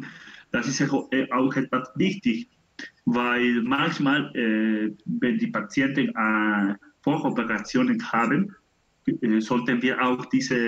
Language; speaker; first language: German; non-native, learner; Spanish